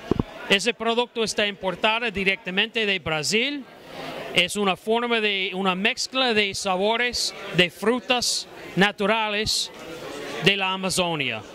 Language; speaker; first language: Spanish; non-native, fluent; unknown